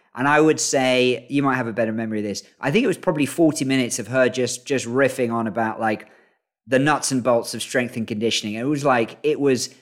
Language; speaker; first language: English; native; English